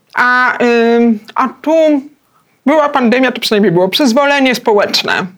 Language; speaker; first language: Polish; early bilingual, heritage; Polish